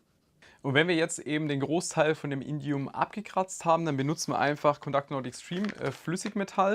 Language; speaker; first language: German; native; German